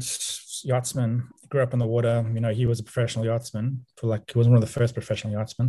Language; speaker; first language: English; native; English